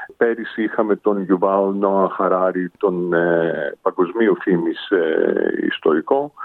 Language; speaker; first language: Greek; early bilingual, heritage; Greek